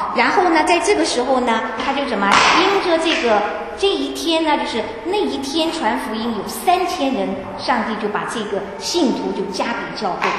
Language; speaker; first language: Chinese; native; Chinese